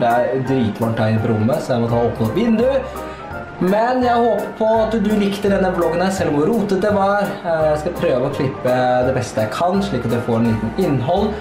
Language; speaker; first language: Norwegian; native; Norwegian